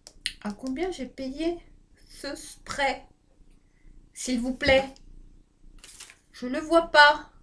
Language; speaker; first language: French; native; French